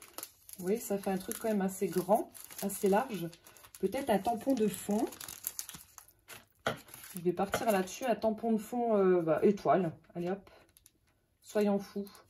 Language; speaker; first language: French; native; French